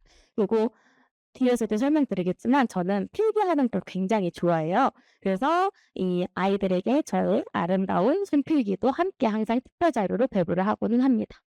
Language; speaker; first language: Korean; native; Korean